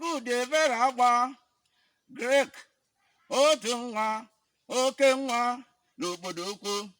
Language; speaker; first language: Igbo; native; Igbo